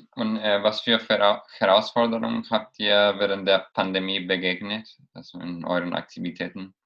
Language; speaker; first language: German; non-native, fluent; Spanish